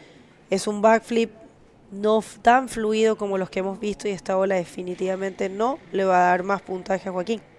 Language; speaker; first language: Spanish; native; Spanish